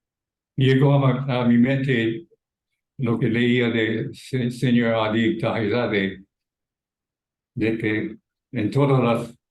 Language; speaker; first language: Spanish; non-native, fluent; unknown